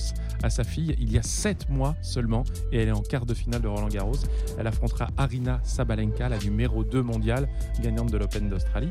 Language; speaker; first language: French; native; French